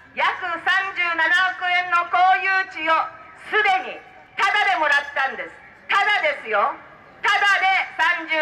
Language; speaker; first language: Japanese; native; Japanese